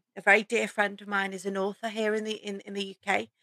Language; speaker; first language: English; native; English